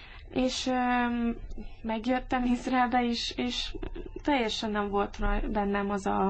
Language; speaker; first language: Hungarian; early bilingual, heritage; English